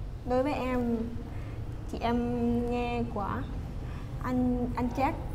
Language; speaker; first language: Vietnamese; non-native, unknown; Lao